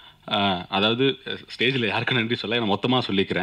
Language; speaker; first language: Tamil; native; Tamil